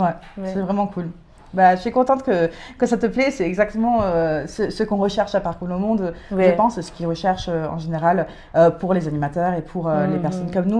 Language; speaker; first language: French; native; French